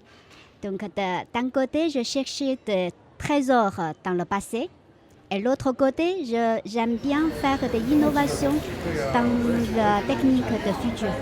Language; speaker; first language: French; non-native, fluent; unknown